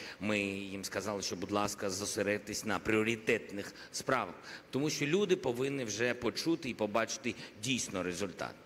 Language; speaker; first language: Ukrainian; non-native, local second language; Russian